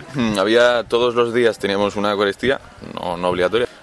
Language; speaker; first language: Spanish; native; Spanish